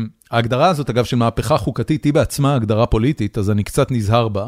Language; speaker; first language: Hebrew; native; Hebrew